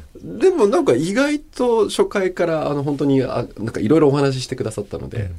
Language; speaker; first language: Japanese; early bilingual, other home language; Chinese